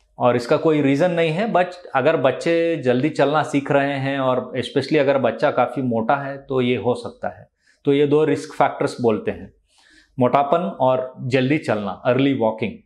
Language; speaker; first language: Hindi; non-native, local second language; Telugu